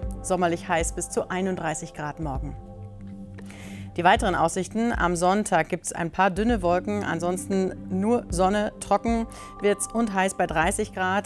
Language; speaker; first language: German; native; German